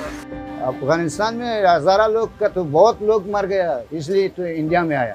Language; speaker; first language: Hindi; non-native, learner; Persian